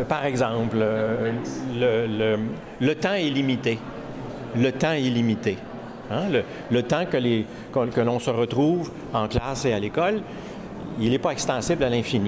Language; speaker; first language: French; native; French